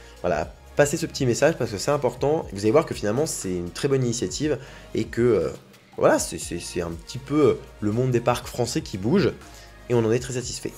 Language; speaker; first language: French; native; French